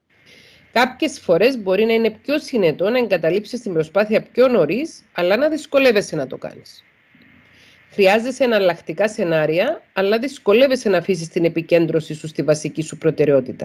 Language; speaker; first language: Greek; native; Greek